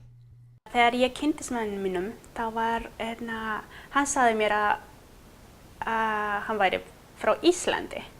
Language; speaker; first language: Icelandic; non-native, fluent; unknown